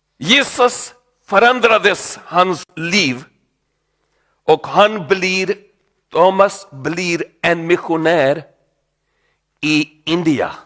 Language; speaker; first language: Swedish; non-native, learner; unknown